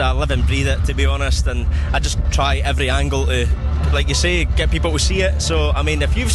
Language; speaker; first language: English; native; English